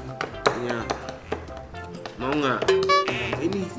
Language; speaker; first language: Indonesian; non-native, fluent; Japanese